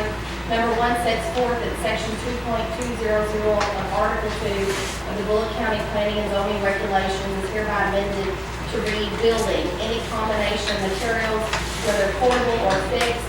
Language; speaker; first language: English; native; English